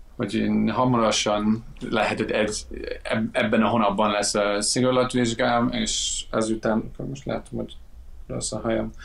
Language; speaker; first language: Hungarian; non-native, fluent; English